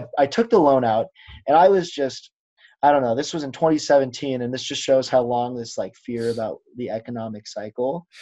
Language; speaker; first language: English; native; English